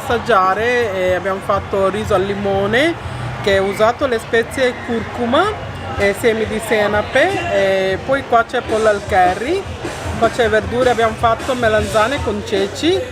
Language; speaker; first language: Italian; non-native, learner; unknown